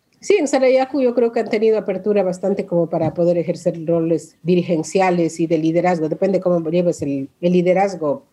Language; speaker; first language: Spanish; non-native, local second language; Quechua